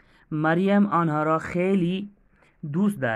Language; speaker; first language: Persian; non-native, fluent; Urdu